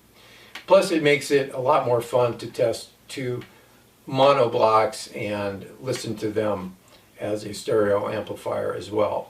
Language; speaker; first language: English; native; English